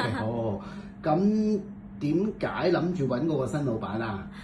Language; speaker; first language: Cantonese; native; Cantonese